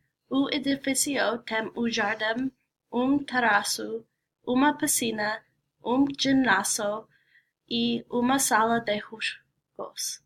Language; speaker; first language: Portuguese; non-native, learner; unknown